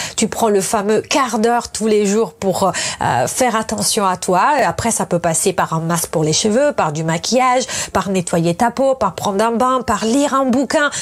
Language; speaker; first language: French; non-native, fluent; Italian